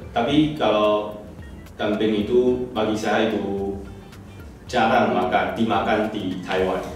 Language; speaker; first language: Indonesian; non-native, learner; Chinese